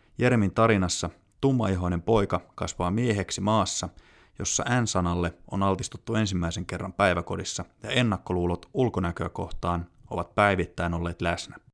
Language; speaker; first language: Finnish; native; Finnish